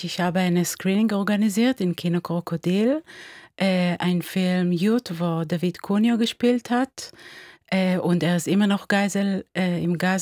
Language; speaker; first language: German; non-native, fluent; Hebrew